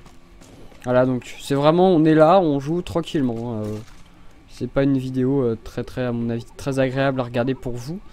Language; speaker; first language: French; native; French